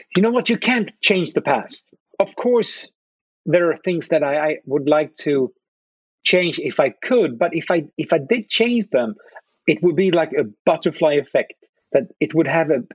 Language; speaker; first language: English; non-native, fluent; Swedish